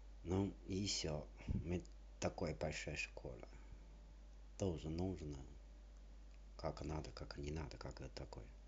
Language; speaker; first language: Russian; non-native, learner; Chinese